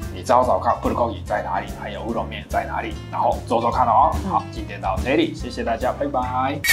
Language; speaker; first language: Chinese; non-native, fluent; Japanese